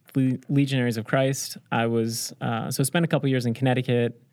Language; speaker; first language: English; early bilingual, other home language; Arabic